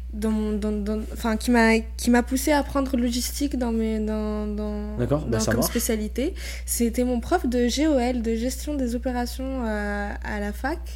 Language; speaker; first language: French; non-native, local second language; Arabic